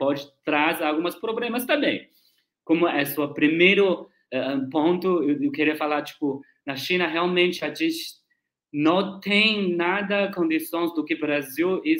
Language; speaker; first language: Portuguese; non-native, learner; Chinese